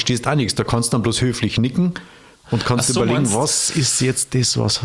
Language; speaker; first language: German; native; German